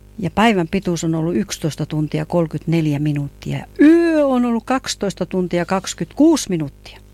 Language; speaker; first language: Finnish; native; Finnish